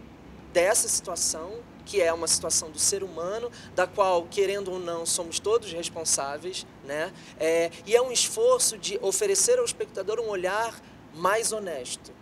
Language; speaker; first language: Portuguese; native; Portuguese